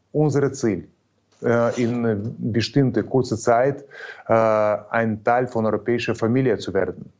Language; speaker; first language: German; non-native, learner; Ukrainian